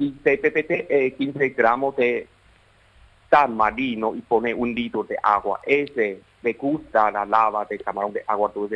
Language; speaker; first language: Spanish; non-native, learner; Chinese